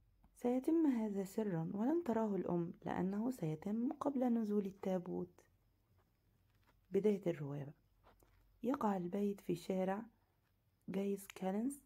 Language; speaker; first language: Arabic; native; Arabic